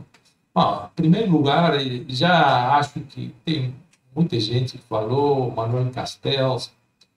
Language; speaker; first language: Portuguese; non-native, fluent; Spanish